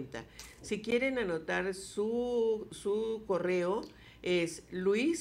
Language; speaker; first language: Spanish; native; Spanish